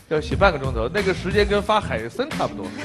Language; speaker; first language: Chinese; native; Chinese